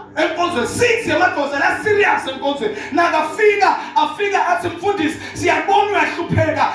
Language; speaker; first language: Zulu; non-native, local second language; Swati